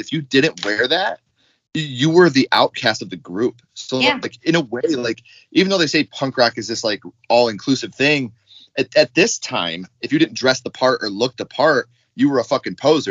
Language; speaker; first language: English; native; English